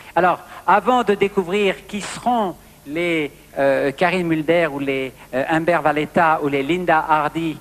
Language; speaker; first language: French; native; French